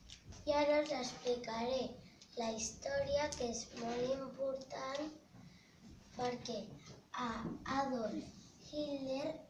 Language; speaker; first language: Spanish; non-native, local second language; Catalan